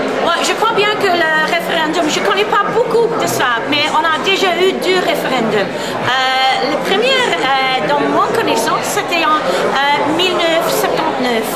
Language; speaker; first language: French; non-native, fluent; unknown